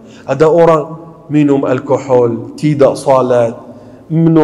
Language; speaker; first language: Indonesian; non-native, fluent; Arabic